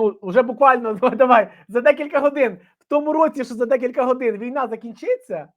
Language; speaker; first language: Ukrainian; native; Ukrainian